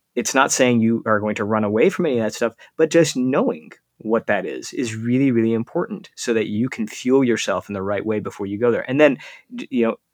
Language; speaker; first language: English; native; English